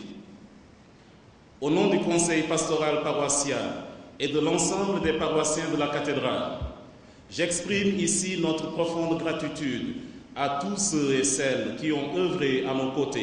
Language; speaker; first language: French; non-native, local second language; Jola-Fonyi